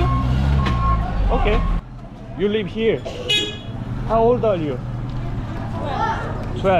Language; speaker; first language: English; non-native, learner; Korean